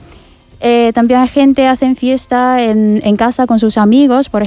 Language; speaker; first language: Spanish; non-native, fluent; Chinese